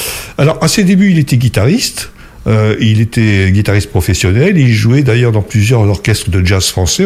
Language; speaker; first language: French; native; French